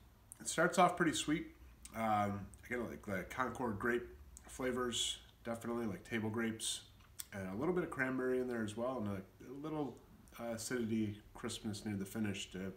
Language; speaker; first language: English; native; English